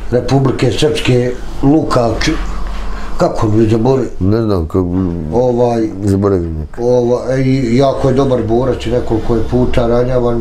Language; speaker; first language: Serbian; native; Serbian